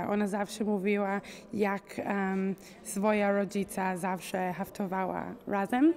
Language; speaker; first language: Polish; non-native, learner; Hebrew